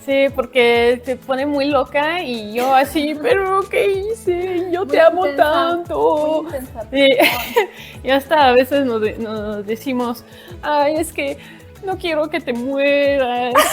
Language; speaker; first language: Spanish; non-native, fluent; French